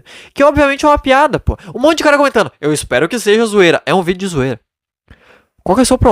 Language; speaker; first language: Portuguese; native; Portuguese